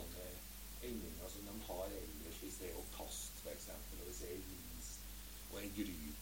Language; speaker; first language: Norwegian; native; Norwegian